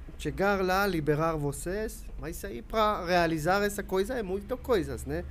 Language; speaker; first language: Portuguese; non-native, learner; Hebrew